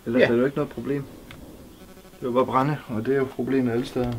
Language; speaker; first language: Danish; native; Danish